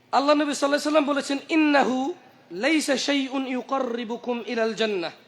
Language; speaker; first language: Bangla; early bilingual, heritage; Bangla